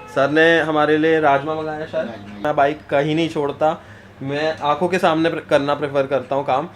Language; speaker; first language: Hindi; native; Hindi